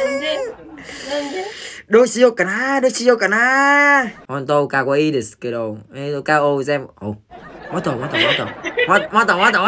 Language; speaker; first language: Japanese; non-native, learner; Vietnamese